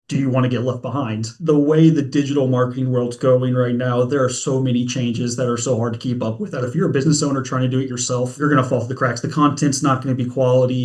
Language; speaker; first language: English; native; English